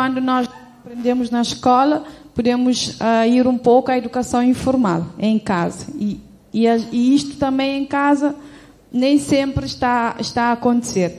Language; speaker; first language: Portuguese; non-native, local second language; Kabuverdianu